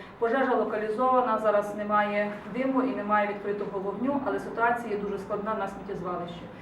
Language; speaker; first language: Ukrainian; native; Ukrainian